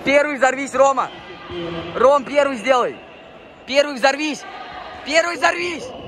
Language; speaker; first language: Russian; native; Russian